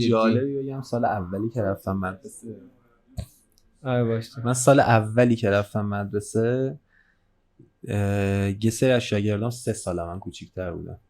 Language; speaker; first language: Persian; native; Persian